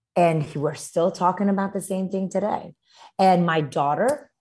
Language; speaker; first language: English; early bilingual, other home language; Romanian